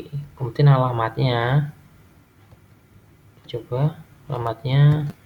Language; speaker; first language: Indonesian; native; Indonesian